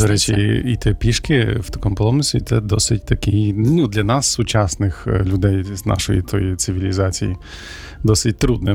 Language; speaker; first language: Ukrainian; native; Ukrainian